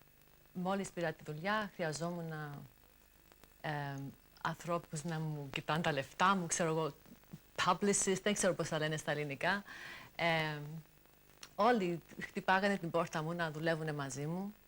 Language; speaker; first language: Greek; early bilingual, heritage; English